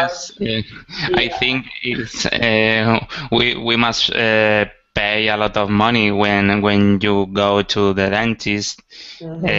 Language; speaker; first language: English; non-native, learner; Spanish